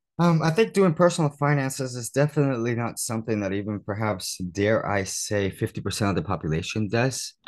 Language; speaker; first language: English; early bilingual, other home language; Spanish